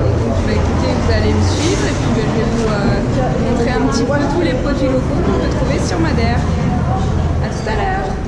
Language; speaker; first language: French; native; French